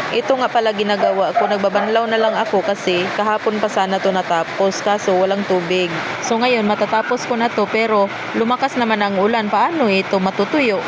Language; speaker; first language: Filipino; non-native, local second language; Cebuano